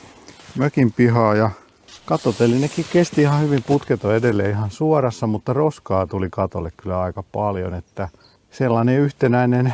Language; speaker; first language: Finnish; native; Finnish